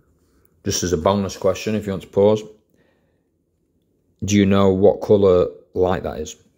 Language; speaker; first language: English; native; English